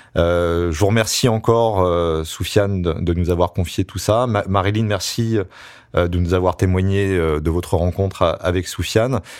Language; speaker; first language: French; native; French